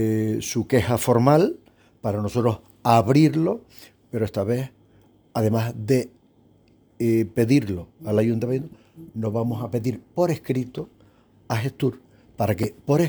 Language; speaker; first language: Spanish; native; Spanish